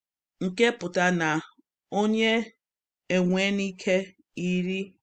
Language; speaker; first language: Igbo; non-native, learner; English